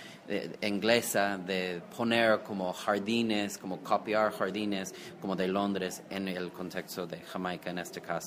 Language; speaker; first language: Spanish; non-native, fluent; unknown